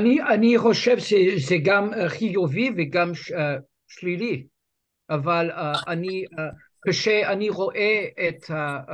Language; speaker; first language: Hebrew; non-native, learner; English